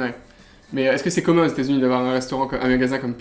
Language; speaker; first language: French; native; French